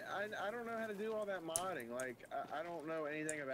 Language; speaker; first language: English; native; English